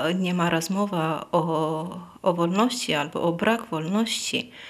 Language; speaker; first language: Polish; non-native, fluent; Armenian